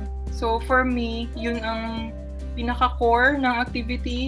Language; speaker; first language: English; non-native, local second language; Cebuano